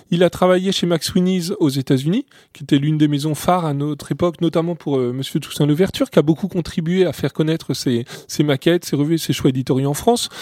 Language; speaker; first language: French; native; French